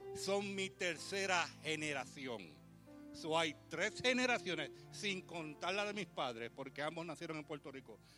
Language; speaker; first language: Spanish; early bilingual, heritage; Spanish